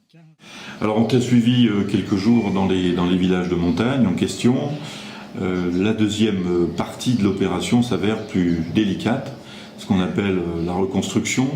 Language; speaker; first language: French; native; French